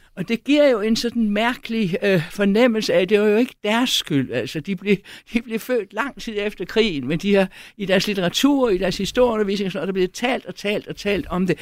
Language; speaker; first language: Danish; native; Danish